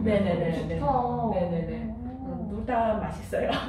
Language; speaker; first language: Korean; non-native, fluent; Chinese